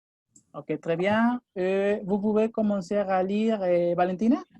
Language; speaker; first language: French; non-native, fluent; Spanish